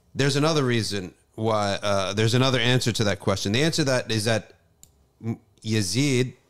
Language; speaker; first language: English; native; English